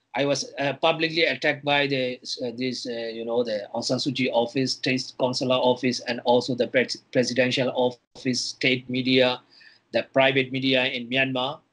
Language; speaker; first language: English; non-native, fluent; Burmese